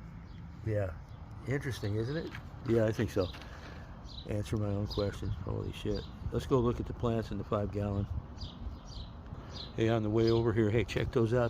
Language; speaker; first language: English; native; English